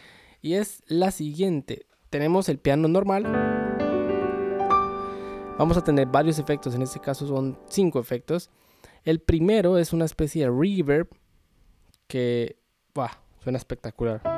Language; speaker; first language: Spanish; native; Spanish